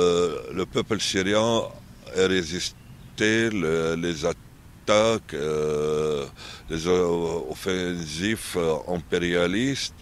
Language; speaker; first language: French; non-native, learner; Arabic